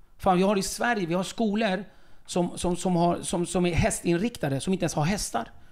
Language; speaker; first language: Swedish; early bilingual, other home language; Kurdish